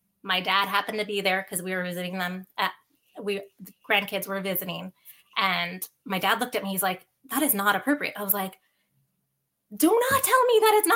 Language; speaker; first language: English; early bilingual, other home language; Sinhala